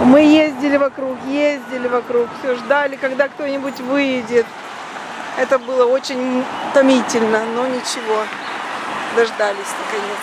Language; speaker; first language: Russian; native; Russian